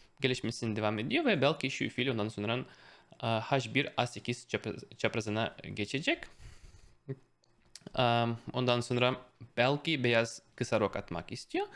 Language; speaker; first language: Turkish; non-native, fluent; Russian